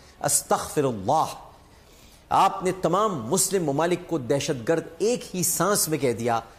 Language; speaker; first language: Urdu; native; Urdu